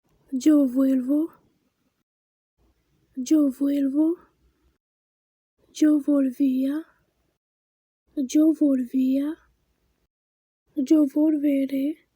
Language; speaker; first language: Spanish; non-native, fluent; Haitian Creole